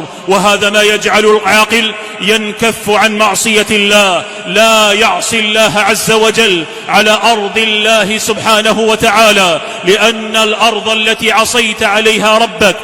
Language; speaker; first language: Arabic; native; Arabic